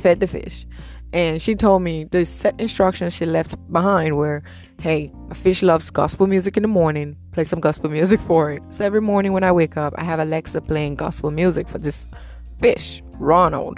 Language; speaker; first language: English; non-native, local second language; Yoruba